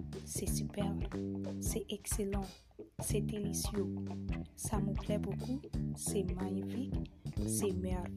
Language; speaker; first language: French; non-native, learner; English